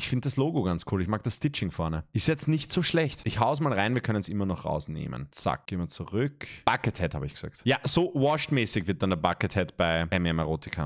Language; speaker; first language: German; native; German